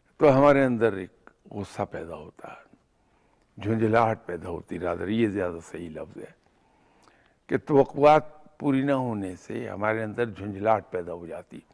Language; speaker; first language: Urdu; native; Urdu